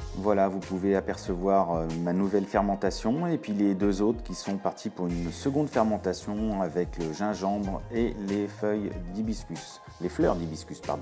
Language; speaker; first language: French; native; French